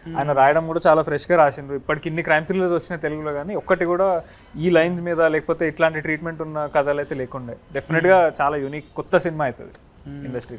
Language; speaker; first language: Telugu; native; Telugu